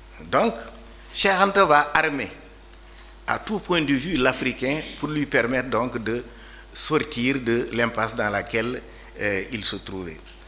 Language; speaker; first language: French; non-native, local second language; Fula